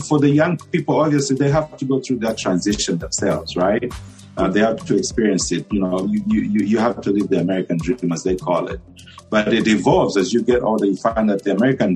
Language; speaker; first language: English; non-native, local second language; Bemba